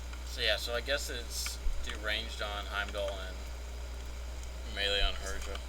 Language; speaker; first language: English; native; English